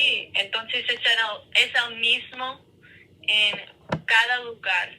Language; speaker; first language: Spanish; non-native, learner; English